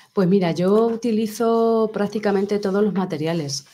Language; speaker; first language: Spanish; native; Spanish